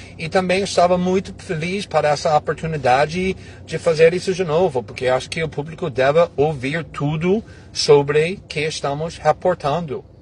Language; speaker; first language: Portuguese; non-native, fluent; English